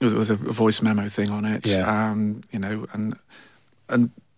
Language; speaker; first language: English; native; English